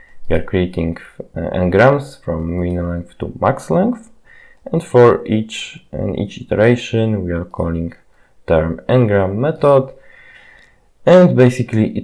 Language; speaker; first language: English; non-native, fluent; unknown